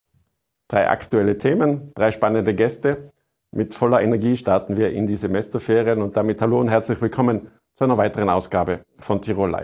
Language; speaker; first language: German; native; German